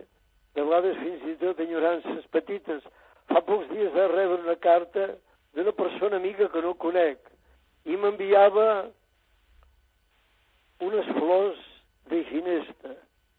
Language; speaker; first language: Catalan; native; Catalan